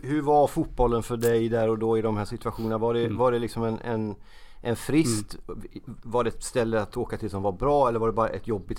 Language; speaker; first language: Swedish; native; Swedish